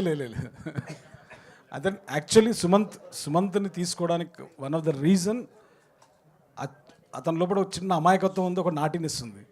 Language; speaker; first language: Telugu; native; Telugu